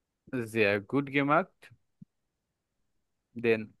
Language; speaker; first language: German; non-native, learner; Bangla